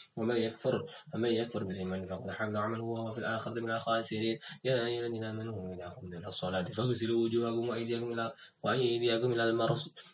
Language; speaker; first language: Arabic; non-native, learner; Indonesian